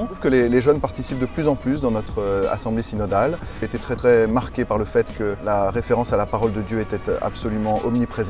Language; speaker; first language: French; native; French